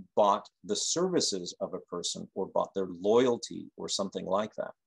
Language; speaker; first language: English; native; English